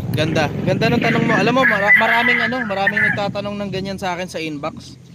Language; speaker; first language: Filipino; native; Filipino